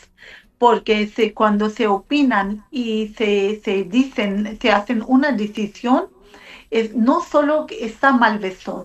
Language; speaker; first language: Spanish; non-native, learner; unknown